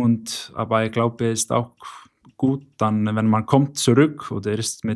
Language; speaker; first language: German; non-native, learner; Icelandic